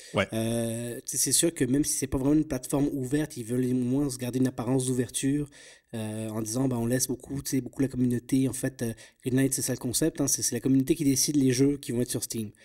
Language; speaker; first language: French; native; French